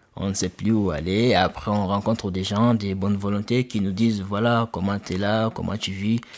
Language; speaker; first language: French; non-native, local second language; Soninke